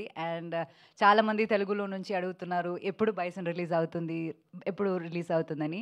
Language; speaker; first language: Telugu; non-native, fluent; Malayalam